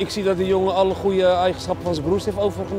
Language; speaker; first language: Dutch; native; Dutch